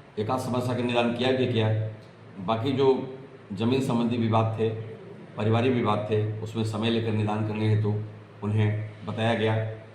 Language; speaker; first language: Hindi; native; Hindi